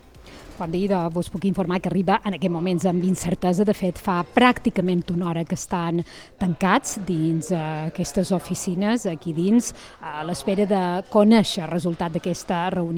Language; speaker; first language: Catalan; native; Catalan